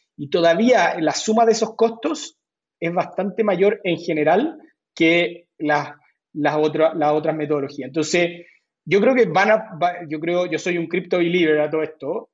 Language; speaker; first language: Spanish; native; Spanish